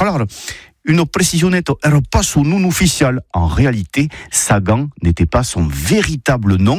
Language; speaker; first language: French; native; French